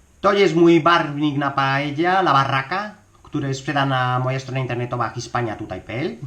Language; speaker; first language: Polish; non-native, learner; Spanish